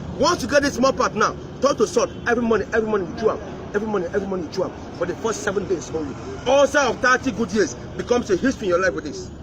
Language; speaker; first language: Nigerian Pidgin; non-native, local second language; Yoruba